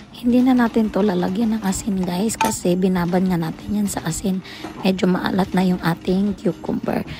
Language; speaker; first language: Filipino; non-native, local second language; Cebuano